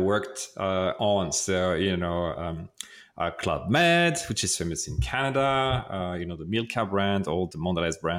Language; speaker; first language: English; non-native, fluent; French